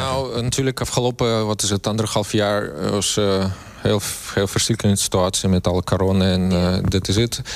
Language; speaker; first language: Dutch; non-native, learner; Russian